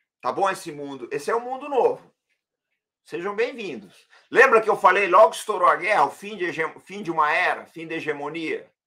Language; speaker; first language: Portuguese; native; Portuguese